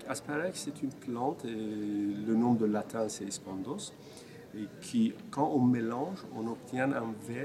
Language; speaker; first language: French; non-native, fluent; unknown